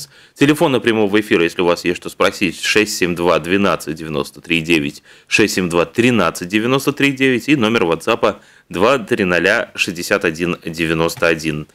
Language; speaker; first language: Russian; native; Russian